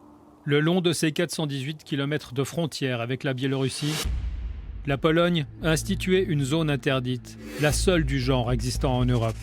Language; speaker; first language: French; native; French